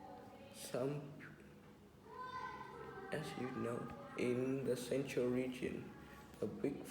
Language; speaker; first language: English; non-native, learner; Vietnamese